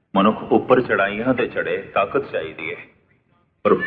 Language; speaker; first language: Hindi; non-native, local second language; Punjabi